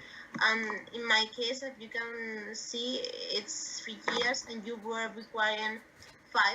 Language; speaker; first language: English; non-native, fluent; Spanish